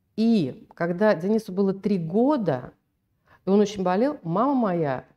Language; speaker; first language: Russian; native; Russian